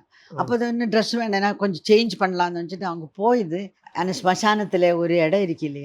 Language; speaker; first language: Tamil; non-native, learner; Malayalam